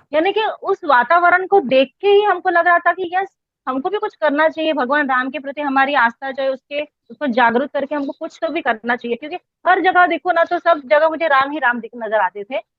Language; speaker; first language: Hindi; non-native, local second language; Marathi